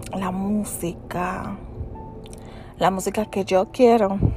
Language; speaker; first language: Spanish; early bilingual, heritage; Spanish